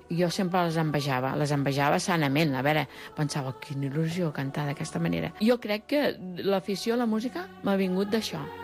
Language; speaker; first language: Catalan; early bilingual, other home language; Spanish